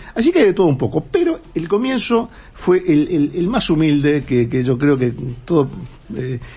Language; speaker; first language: Spanish; native; Spanish